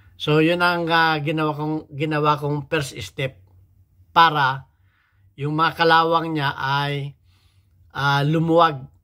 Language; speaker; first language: Filipino; native; Filipino